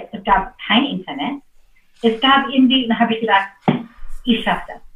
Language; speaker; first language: German; non-native, fluent; English